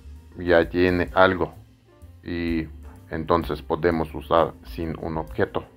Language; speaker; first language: Spanish; non-native, fluent; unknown